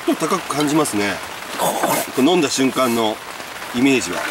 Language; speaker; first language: Japanese; native; Japanese